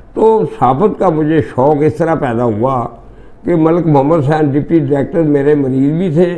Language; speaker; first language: Urdu; non-native, local second language; Punjabi